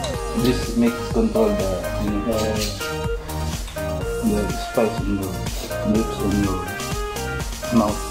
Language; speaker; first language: English; non-native, local second language; Filipino